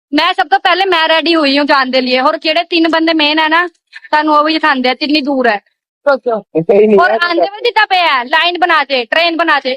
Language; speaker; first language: Hindi; non-native, local second language; Punjabi